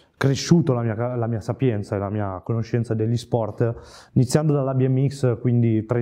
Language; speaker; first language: Italian; native; Italian